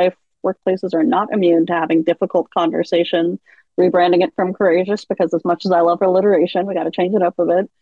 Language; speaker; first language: English; native; English